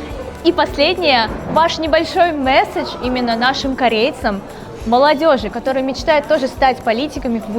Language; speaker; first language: Russian; native; Russian